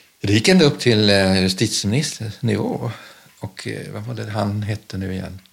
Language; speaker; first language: Swedish; early bilingual, other home language; German